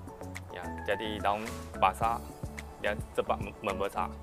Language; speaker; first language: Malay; non-native, local second language; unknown